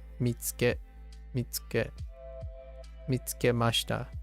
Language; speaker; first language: Japanese; non-native, learner; English